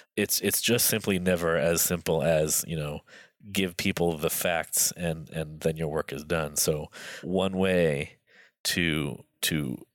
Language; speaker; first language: English; native; English